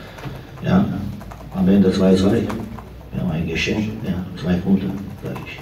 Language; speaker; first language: German; non-native, learner; Romanian